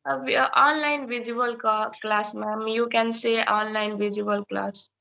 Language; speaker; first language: English; non-native, learner; Hindi